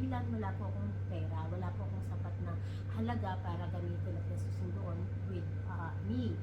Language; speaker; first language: Filipino; native; Filipino